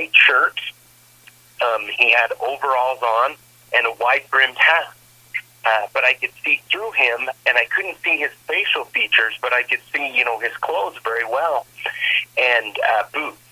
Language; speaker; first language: English; native; English